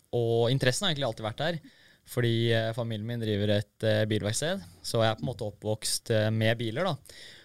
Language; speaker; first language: Norwegian; native; Norwegian